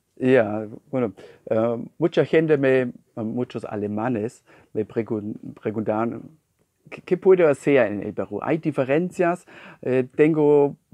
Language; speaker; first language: Spanish; non-native, fluent; German